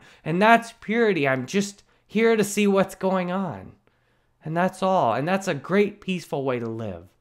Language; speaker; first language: English; native; English